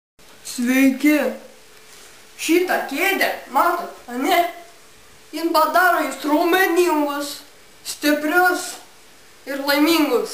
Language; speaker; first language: Lithuanian; native; Lithuanian